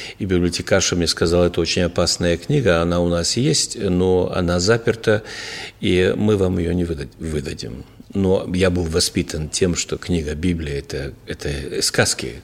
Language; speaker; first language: Russian; native; Russian